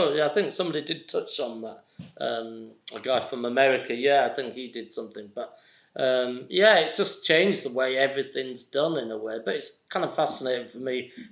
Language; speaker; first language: English; native; English